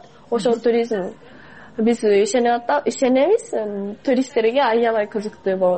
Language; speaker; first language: Kyrgyz; non-native, fluent; Japanese